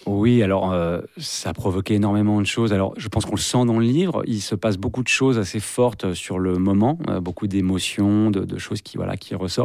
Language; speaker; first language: French; native; French